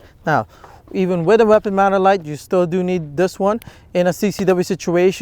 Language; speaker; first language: English; native; English